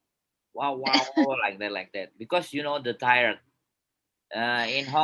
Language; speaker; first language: English; non-native, learner; Indonesian